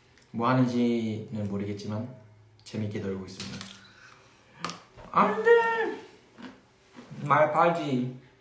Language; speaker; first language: Korean; early bilingual, heritage; Korean